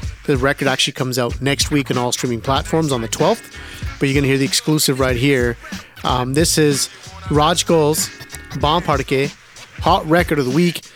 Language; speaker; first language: English; early bilingual, other home language; Punjabi